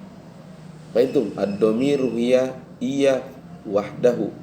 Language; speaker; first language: Arabic; non-native, fluent; Indonesian